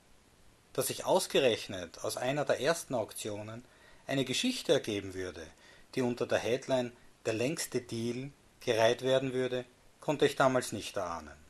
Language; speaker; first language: German; native; German